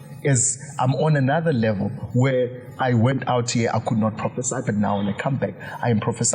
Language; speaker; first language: English; non-native, local second language; Zulu